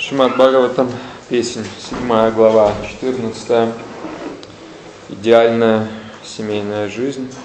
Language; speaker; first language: Russian; native; Russian